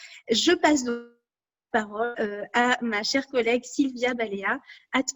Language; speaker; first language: French; native; French